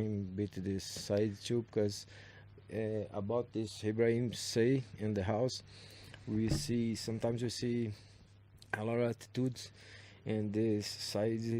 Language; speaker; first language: English; non-native, learner; Portuguese